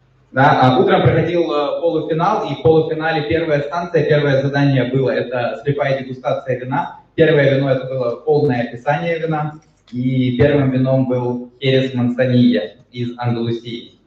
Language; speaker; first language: Russian; native; Russian